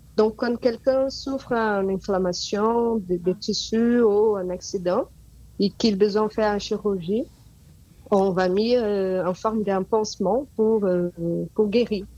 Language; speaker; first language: French; non-native, fluent; Portuguese